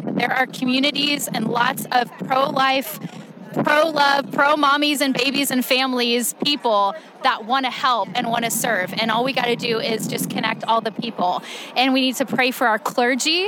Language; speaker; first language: English; native; English